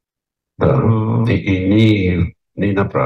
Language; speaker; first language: Russian; non-native, fluent; English